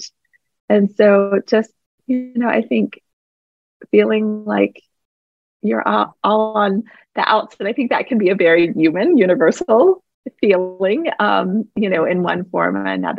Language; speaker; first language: English; native; English